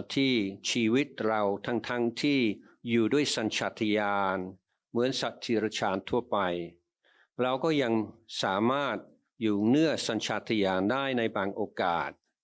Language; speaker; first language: Thai; non-native, fluent; English